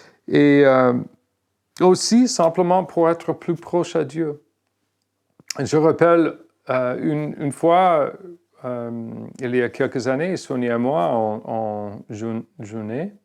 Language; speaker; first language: French; non-native, fluent; English